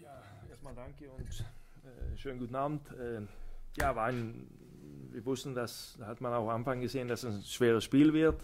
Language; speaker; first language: German; non-native, fluent; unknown